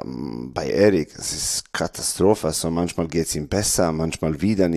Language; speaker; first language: German; non-native, learner; Serbian